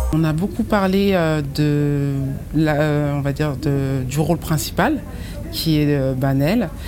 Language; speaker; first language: French; non-native, local second language; Fula